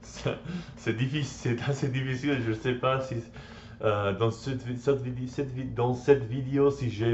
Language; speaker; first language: French; non-native, learner; English